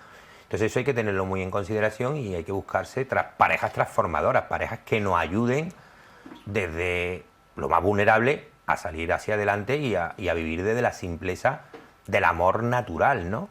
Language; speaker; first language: Spanish; native; Spanish